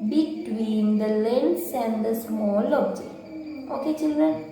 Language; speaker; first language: English; non-native, local second language; Sinhala